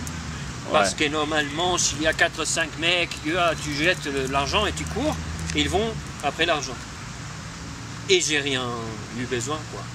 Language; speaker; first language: French; non-native, fluent; Spanish